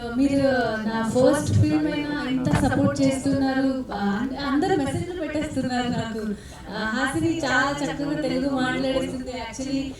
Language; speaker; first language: Telugu; non-native, learner; Marathi